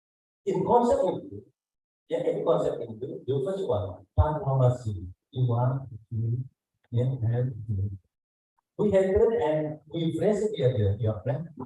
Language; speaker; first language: English; non-native, learner; Indonesian